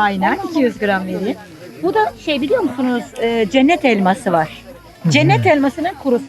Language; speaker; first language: Turkish; native; Turkish